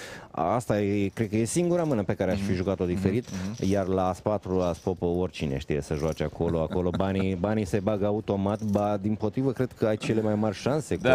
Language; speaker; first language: Romanian; native; Romanian